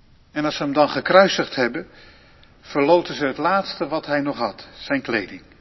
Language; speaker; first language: Dutch; native; Dutch